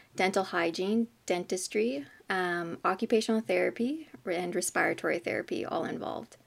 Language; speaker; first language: English; native; English